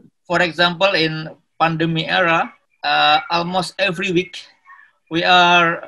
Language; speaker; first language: English; non-native, learner; Indonesian